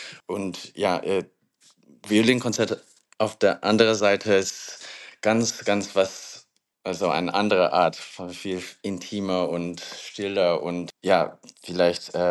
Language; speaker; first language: German; non-native, fluent; English